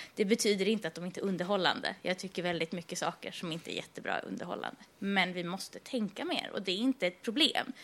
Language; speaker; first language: Swedish; early bilingual, other home language; Persian